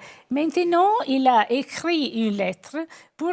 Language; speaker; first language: French; non-native, fluent; Italian